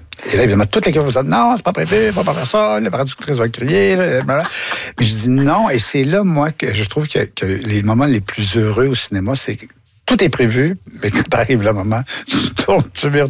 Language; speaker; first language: French; native; French